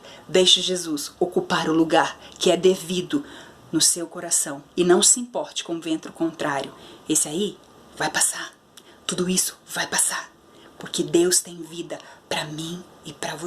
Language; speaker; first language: Portuguese; native; Portuguese